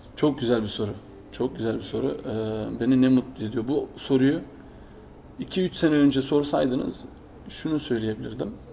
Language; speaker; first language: Turkish; early bilingual, heritage; Turkish